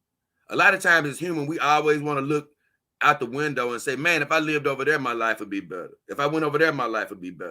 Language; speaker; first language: English; native; English